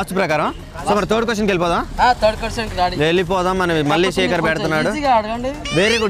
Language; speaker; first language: Telugu; native; Telugu